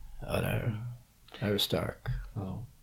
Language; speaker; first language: Swedish; non-native, fluent; English